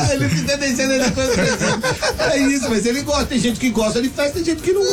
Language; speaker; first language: Portuguese; native; Portuguese